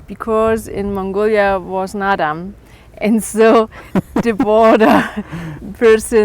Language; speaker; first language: English; non-native, learner; German